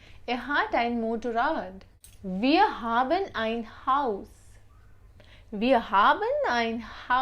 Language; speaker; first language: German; non-native, fluent; Hindi